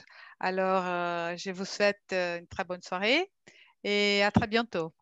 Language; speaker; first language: French; non-native, fluent; Portuguese